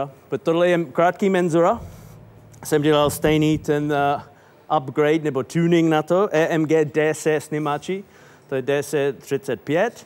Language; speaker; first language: Czech; non-native, fluent; English